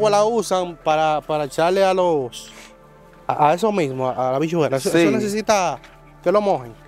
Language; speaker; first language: Spanish; native; Spanish